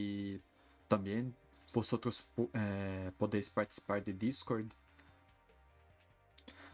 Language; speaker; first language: Spanish; non-native, learner; Portuguese